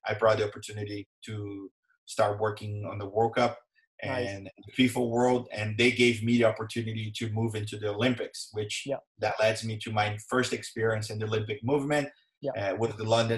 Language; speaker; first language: English; non-native, fluent; Portuguese